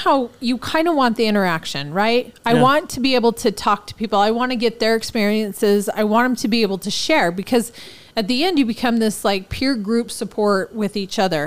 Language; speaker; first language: English; native; English